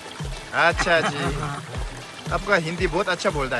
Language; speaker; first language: Hindi; non-native, learner; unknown